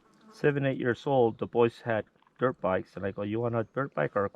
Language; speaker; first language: English; native; English